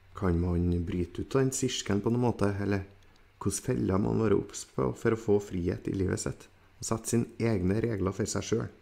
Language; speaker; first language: Norwegian; native; Norwegian